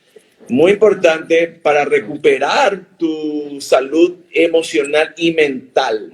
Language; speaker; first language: Spanish; native; Spanish